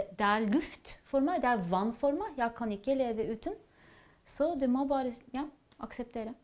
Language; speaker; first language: Norwegian; non-native, fluent; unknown